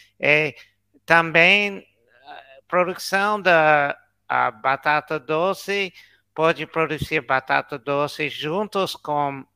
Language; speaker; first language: Portuguese; non-native, learner; English